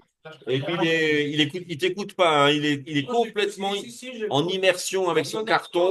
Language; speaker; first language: French; native; French